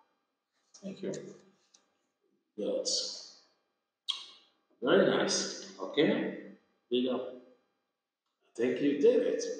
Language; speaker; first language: English; non-native, fluent; Vietnamese